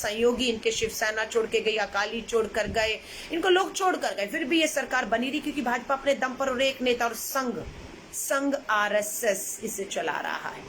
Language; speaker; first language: Hindi; native; Hindi